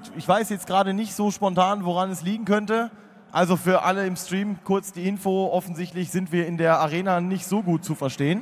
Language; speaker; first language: German; native; German